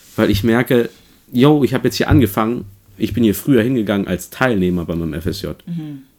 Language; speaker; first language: German; native; German